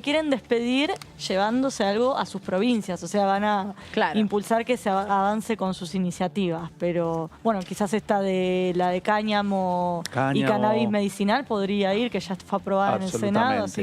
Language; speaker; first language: Spanish; native; Spanish